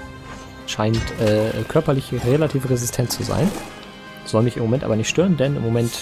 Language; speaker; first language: German; native; German